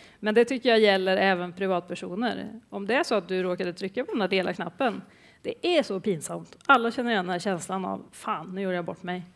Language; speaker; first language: Swedish; native; Swedish